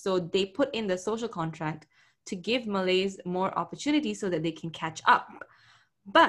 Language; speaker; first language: English; non-native, local second language; Tamil